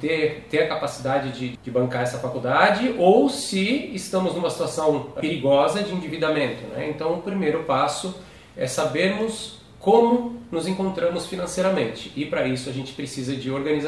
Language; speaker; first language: Portuguese; native; Portuguese